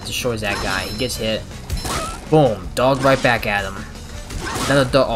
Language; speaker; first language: English; native; English